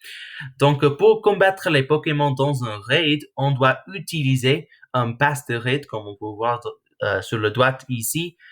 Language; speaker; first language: French; non-native, learner; English